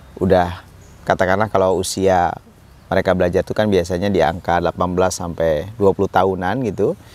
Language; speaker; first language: Indonesian; native; Indonesian